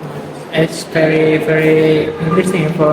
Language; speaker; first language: English; non-native, learner; Indonesian